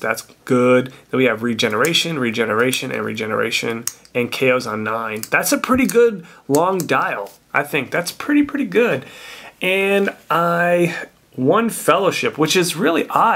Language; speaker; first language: English; native; English